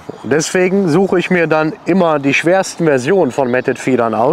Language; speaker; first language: German; native; German